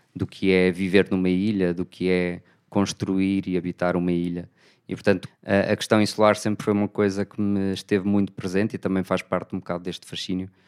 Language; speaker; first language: Portuguese; native; Portuguese